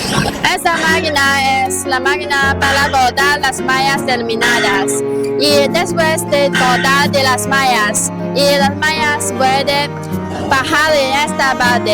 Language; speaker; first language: Spanish; non-native, learner; Chinese